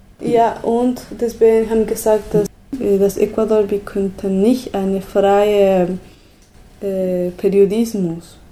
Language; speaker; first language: German; non-native, learner; Spanish